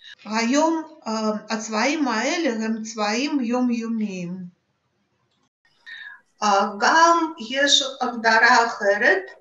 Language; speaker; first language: Hebrew; non-native, fluent; Russian